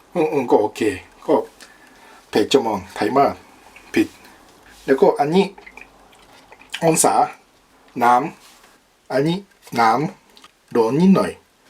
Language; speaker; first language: Thai; non-native, learner; Japanese